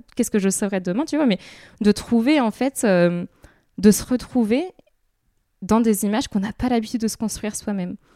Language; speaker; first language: French; native; French